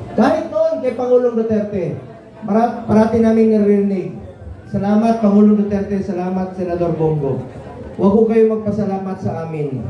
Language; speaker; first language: Filipino; non-native, local second language; Cebuano